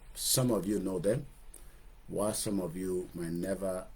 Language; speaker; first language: English; non-native, local second language; Yoruba